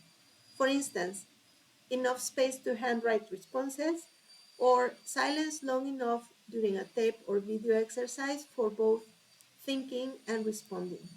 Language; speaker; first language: English; non-native, fluent; Spanish